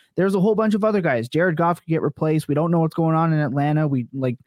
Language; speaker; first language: English; native; English